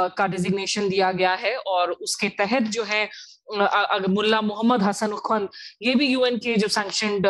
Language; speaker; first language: Hindi; native; Hindi